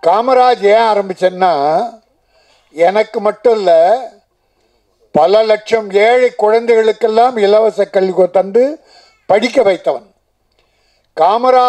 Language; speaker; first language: Tamil; native; Tamil